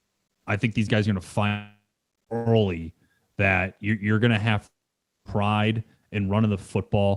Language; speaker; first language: English; native; English